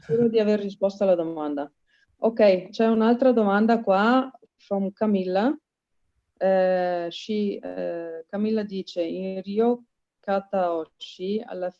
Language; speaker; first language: Italian; native; Italian